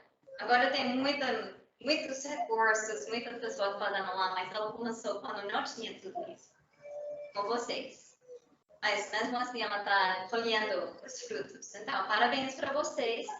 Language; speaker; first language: Portuguese; early bilingual, heritage; English